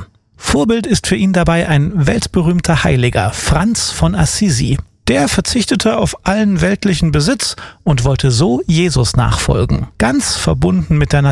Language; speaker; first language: German; native; German